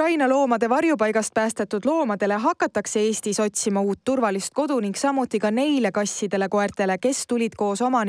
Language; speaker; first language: Estonian; native; Estonian